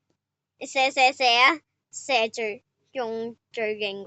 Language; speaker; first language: Chinese; native; Chinese